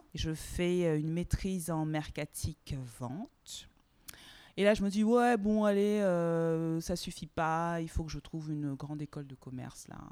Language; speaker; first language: French; native; French